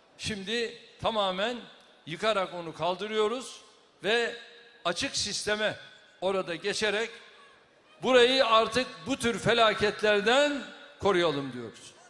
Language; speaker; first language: Turkish; native; Turkish